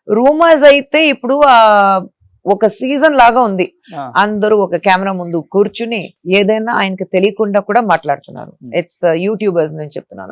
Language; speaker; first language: Telugu; non-native, fluent; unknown